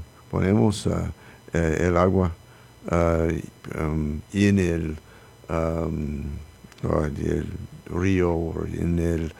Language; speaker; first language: Spanish; non-native, learner; English